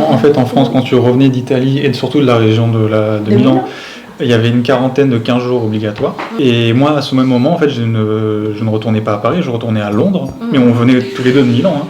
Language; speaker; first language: French; native; French